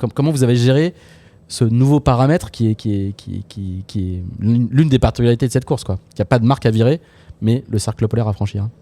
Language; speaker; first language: French; native; French